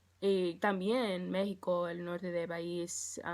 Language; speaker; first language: Spanish; non-native, learner; English